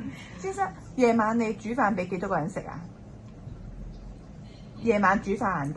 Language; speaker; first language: Cantonese; native; Cantonese